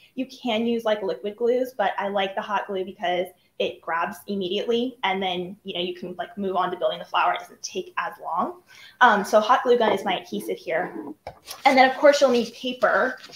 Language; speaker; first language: English; native; English